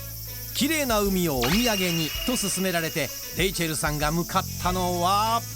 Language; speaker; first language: Japanese; native; Japanese